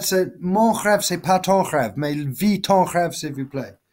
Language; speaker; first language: French; non-native, learner; English